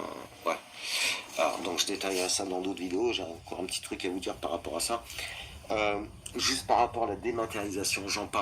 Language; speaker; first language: French; native; French